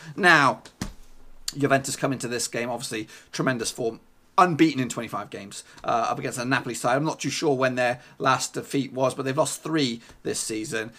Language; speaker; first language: English; native; English